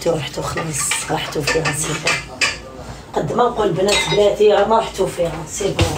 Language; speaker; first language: Arabic; native; Arabic